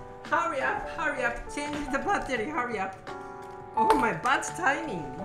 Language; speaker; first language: English; non-native, learner; Japanese